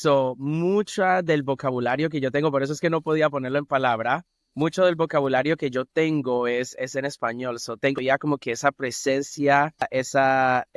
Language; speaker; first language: Spanish; early bilingual, other home language; English